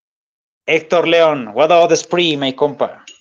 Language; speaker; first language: English; non-native, fluent; Spanish